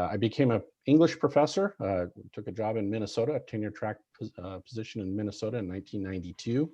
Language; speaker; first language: English; native; English